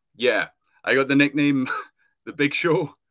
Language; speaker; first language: English; native; English